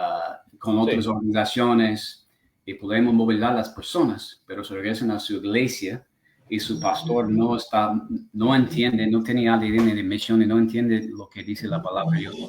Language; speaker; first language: Spanish; non-native, fluent; English